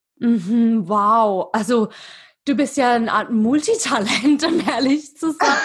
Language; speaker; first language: German; native; German